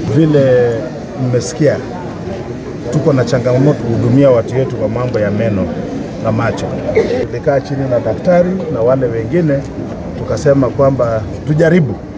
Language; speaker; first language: Swahili; non-native, local second language; Luyia